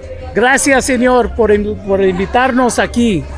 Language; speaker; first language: Spanish; non-native, learner; English